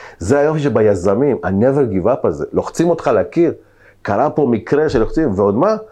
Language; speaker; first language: Hebrew; early bilingual, other home language; Spanish